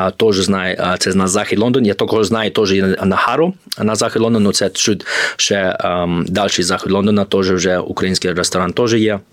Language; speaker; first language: Ukrainian; early bilingual, heritage; Ukrainian